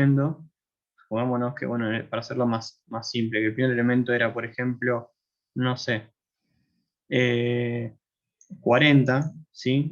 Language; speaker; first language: Spanish; native; Spanish